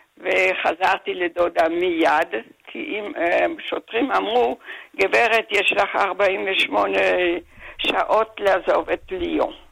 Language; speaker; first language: Hebrew; non-native, fluent; German